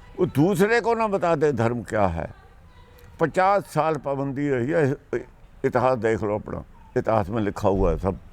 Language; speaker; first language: Hindi; non-native, local second language; Punjabi